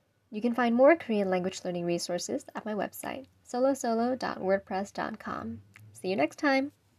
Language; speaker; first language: English; native; English